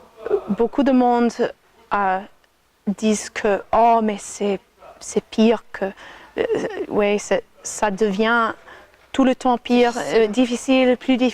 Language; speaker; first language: French; non-native, fluent; English